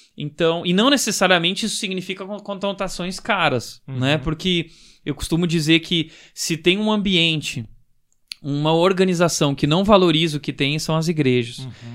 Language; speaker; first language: Portuguese; native; Portuguese